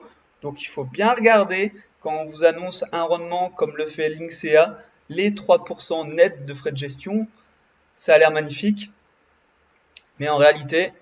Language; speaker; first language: French; native; French